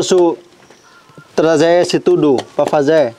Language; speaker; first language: Portuguese; non-native, learner; Vietnamese